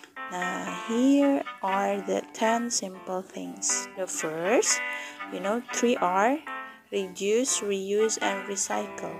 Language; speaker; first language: English; non-native, fluent; Indonesian